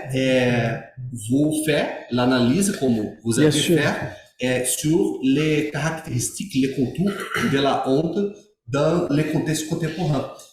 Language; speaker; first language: French; non-native, learner; Portuguese